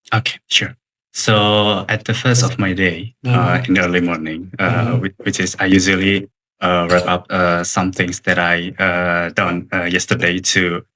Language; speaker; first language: English; non-native, learner; Indonesian